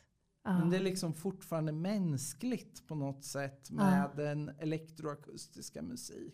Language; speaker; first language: Swedish; native; Swedish